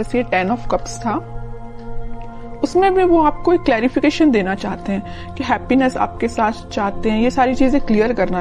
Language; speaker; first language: Hindi; native; Hindi